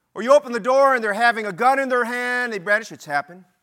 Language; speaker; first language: English; native; English